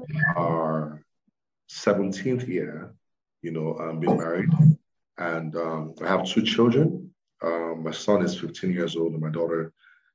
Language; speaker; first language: English; non-native, local second language; Yoruba